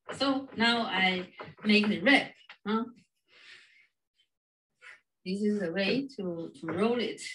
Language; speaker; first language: English; non-native, fluent; Chinese